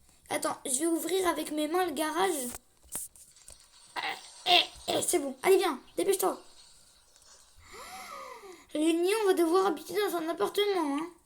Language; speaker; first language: French; native; French